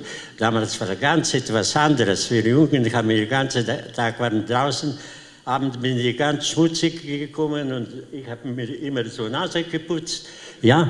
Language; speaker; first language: German; non-native, learner; Slovenian